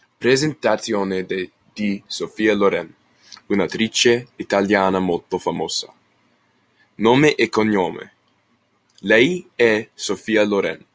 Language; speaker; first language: Italian; non-native, learner; English